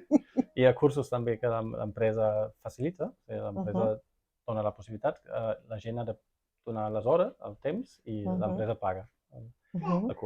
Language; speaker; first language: Catalan; non-native, fluent; German